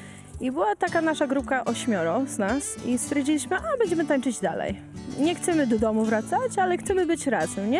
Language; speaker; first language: Polish; early bilingual, heritage; Polish